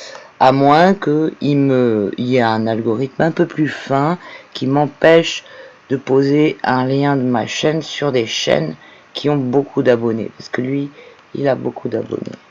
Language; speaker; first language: French; native; French